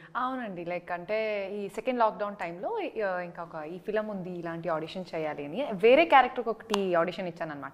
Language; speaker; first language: Telugu; non-native, local second language; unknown